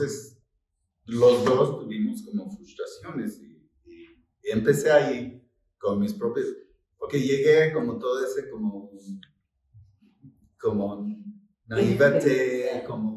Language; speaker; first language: Spanish; non-native, fluent; English